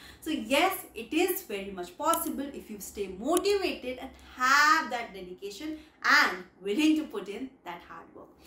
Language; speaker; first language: English; non-native, local second language; Hindi